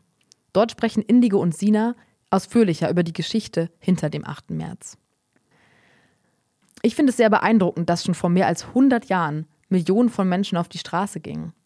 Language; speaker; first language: German; native; German